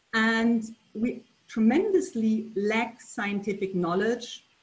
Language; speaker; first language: English; non-native, fluent; German